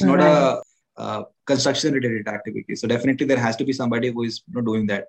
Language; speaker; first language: English; non-native, local second language; Hindi